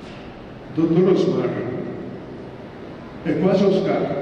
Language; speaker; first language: Italian; non-native, fluent; Portuguese